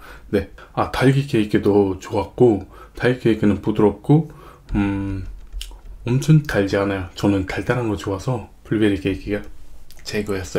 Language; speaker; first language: Korean; non-native, fluent; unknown